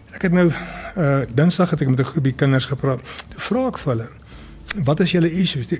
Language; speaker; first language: Afrikaans; early bilingual, other home language; English